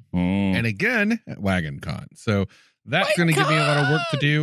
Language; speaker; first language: English; native; English